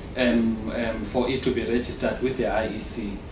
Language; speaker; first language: English; non-native, local second language; Xhosa